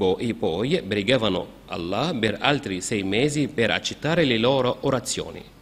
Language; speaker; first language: Italian; non-native, fluent; Arabic